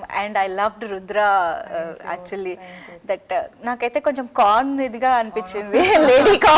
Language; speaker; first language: Telugu; native; Telugu